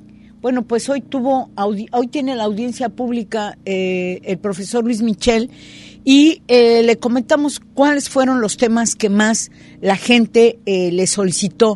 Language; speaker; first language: Spanish; native; Spanish